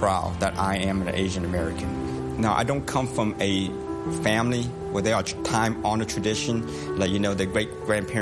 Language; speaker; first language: English; non-native, local second language; Cantonese